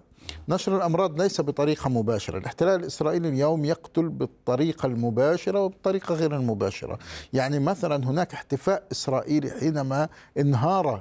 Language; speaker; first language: Arabic; native; Arabic